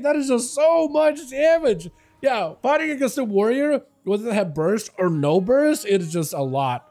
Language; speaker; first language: English; native; English